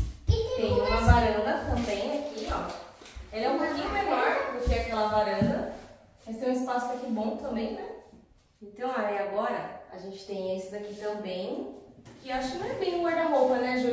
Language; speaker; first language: Portuguese; native; Portuguese